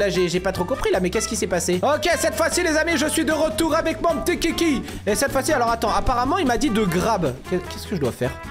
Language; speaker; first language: French; native; French